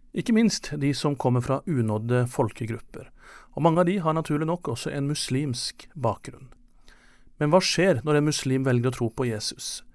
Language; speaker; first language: Norwegian; native; Norwegian